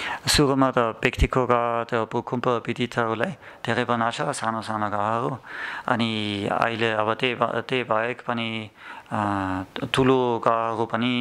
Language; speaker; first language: Nepali; non-native, learner; German